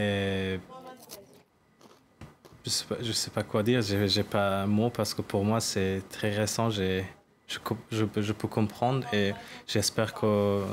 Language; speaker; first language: French; non-native, learner; Persian